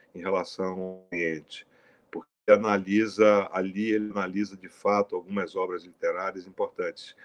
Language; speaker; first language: Portuguese; native; Portuguese